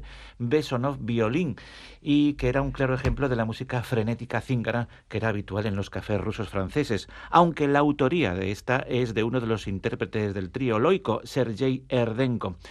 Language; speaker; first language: Spanish; native; Spanish